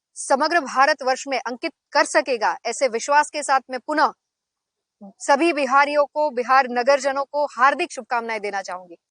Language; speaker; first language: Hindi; non-native, local second language; Gujarati